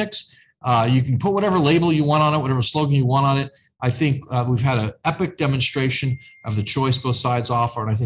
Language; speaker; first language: English; native; English